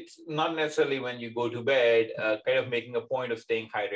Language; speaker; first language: English; non-native, local second language; Urdu